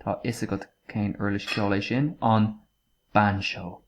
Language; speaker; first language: Irish; non-native, local second language; English